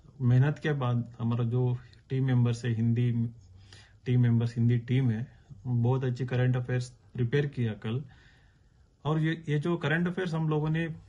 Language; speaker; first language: Hindi; non-native, local second language; Kannada